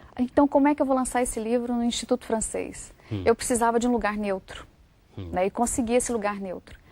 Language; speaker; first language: Portuguese; native; Portuguese